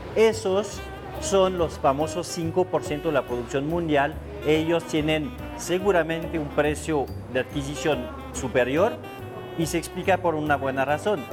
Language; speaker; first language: Spanish; non-native, fluent; French